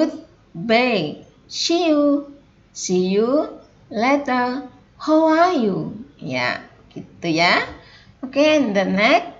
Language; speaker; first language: English; non-native, fluent; Indonesian